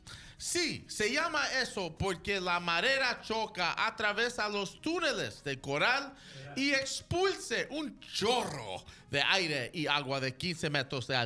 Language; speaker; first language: Spanish; early bilingual, heritage; Spanish